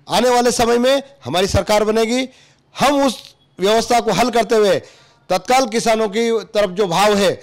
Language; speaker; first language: Hindi; native; Hindi